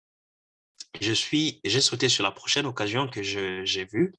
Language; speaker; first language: French; non-native, local second language; Lingala